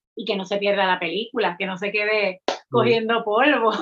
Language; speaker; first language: Spanish; native; Spanish